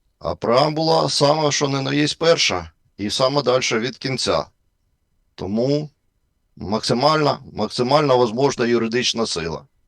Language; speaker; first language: Ukrainian; non-native, local second language; Russian